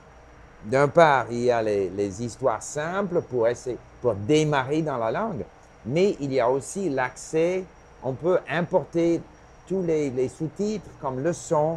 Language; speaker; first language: French; non-native, local second language; English